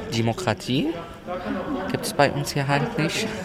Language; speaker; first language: German; non-native, learner; Arabic